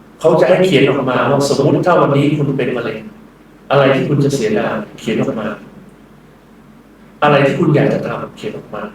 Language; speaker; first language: Thai; native; Thai